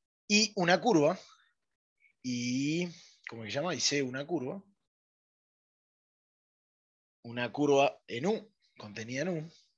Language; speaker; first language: Spanish; native; Spanish